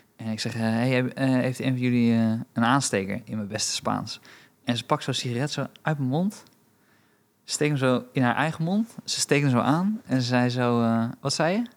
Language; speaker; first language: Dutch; early bilingual, other home language; Romanian